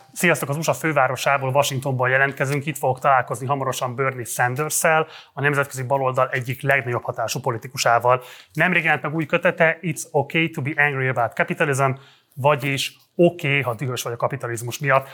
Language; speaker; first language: Hungarian; native; Hungarian